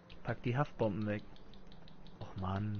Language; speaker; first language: German; native; German